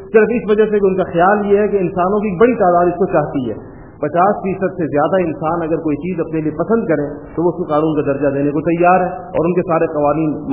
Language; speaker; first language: Urdu; non-native, local second language; Pashto